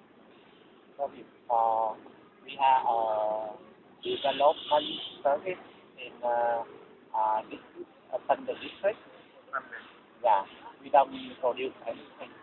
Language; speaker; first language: English; non-native, learner; Vietnamese